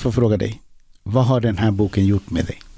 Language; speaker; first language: Swedish; native; Swedish